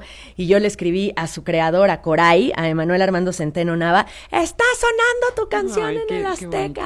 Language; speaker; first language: Spanish; native; Spanish